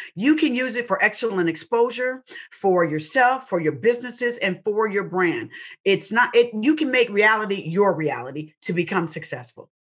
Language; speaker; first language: English; native; English